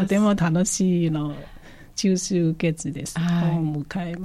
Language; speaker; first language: Japanese; non-native, fluent; Chinese